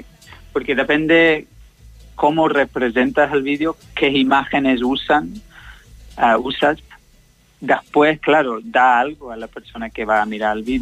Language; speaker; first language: Spanish; non-native, learner; English